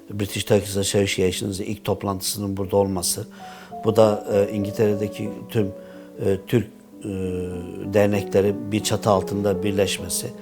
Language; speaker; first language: Turkish; early bilingual, heritage; Turkish